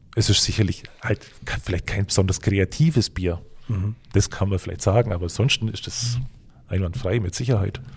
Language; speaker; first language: German; native; German